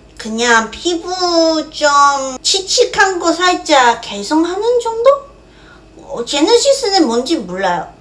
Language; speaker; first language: Korean; non-native, fluent; Chinese